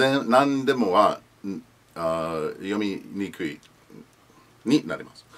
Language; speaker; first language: Japanese; non-native, learner; English